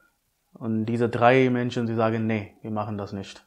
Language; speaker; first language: German; non-native, fluent; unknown